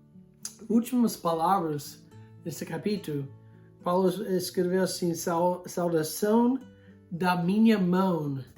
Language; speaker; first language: Portuguese; non-native, fluent; English